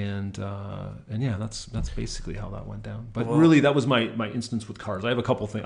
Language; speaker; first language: English; native; English